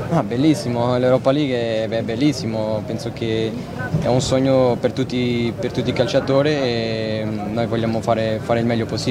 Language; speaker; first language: Italian; non-native, fluent; Portuguese